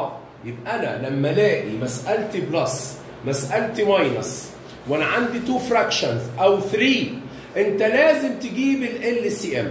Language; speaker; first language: Arabic; native; Arabic